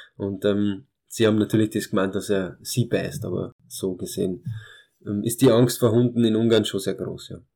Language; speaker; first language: German; early bilingual, other home language; Hungarian